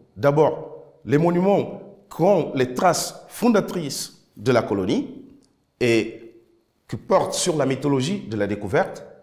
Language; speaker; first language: French; non-native, fluent; Kabuverdianu